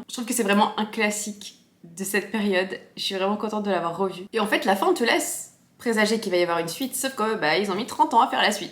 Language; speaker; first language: French; native; French